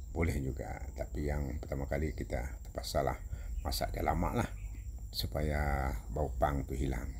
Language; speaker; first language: Malay; non-native, local second language; Iban